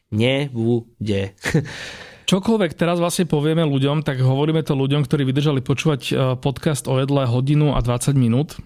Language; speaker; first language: Slovak; native; Slovak